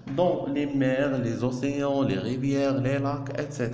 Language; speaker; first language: French; non-native, local second language; Arabic